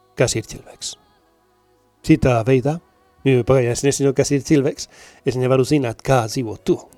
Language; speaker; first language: Latvian; non-native, learner; Spanish